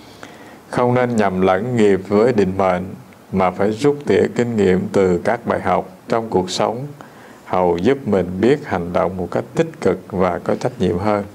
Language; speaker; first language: Vietnamese; native; Vietnamese